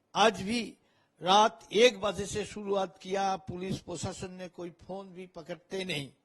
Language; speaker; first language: Hindi; non-native, local second language; Bangla